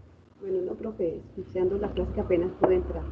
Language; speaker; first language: Spanish; native; Spanish